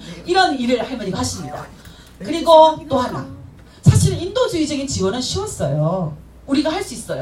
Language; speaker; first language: Korean; native; Korean